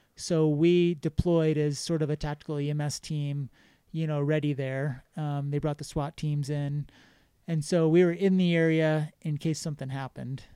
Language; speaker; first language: English; native; English